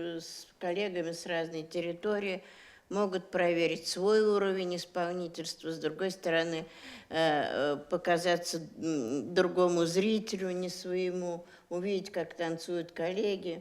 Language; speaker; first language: Russian; native; Russian